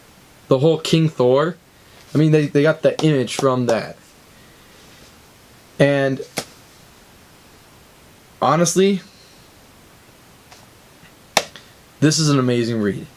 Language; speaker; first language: English; native; English